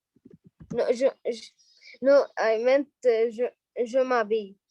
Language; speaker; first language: French; non-native, learner; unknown